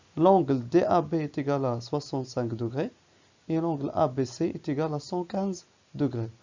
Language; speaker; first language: French; non-native, local second language; Arabic